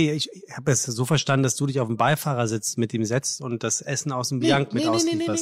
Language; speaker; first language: German; native; German